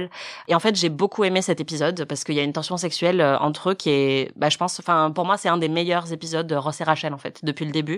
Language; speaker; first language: French; native; French